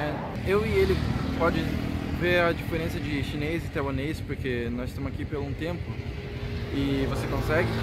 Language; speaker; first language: Portuguese; early bilingual, heritage; Portuguese